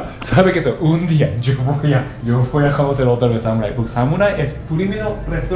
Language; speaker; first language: Spanish; non-native, learner; Japanese